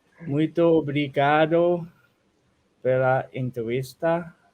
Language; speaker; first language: Portuguese; non-native, learner; Thai